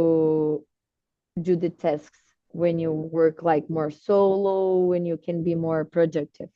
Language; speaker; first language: English; non-native, learner; Portuguese